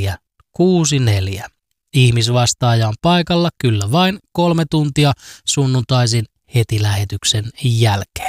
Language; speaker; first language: Finnish; native; Finnish